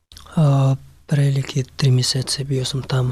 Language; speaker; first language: Serbian; non-native, learner; Pashto